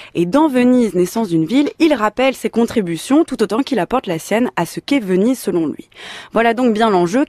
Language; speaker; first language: French; native; French